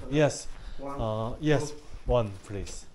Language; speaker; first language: English; non-native, learner; Korean